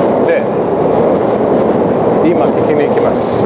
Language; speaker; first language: Japanese; non-native, learner; Swahili